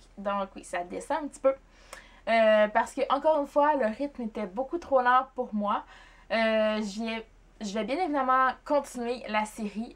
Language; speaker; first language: French; native; French